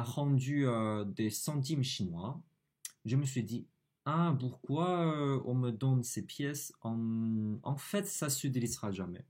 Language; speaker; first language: French; non-native, fluent; Chinese